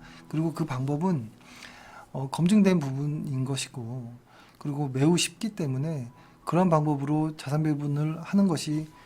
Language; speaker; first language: Korean; native; Korean